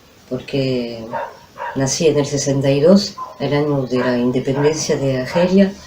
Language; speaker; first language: Spanish; non-native, fluent; French